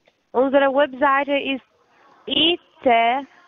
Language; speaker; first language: German; non-native, fluent; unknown